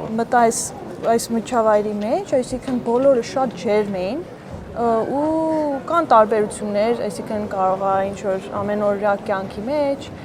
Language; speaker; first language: Armenian; early bilingual, heritage; Armenian